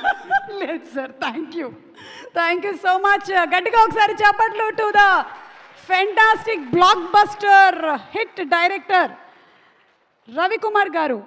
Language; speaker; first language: Telugu; native; Telugu